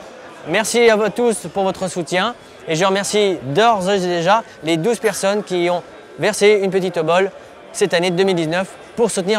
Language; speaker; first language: French; native; French